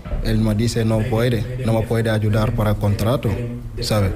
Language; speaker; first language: Spanish; non-native, learner; Wolof